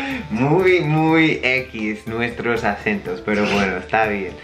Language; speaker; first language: Spanish; non-native, fluent; English